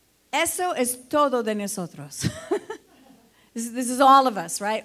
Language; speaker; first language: Spanish; non-native, learner; English